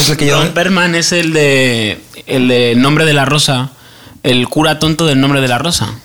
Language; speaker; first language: Spanish; native; Spanish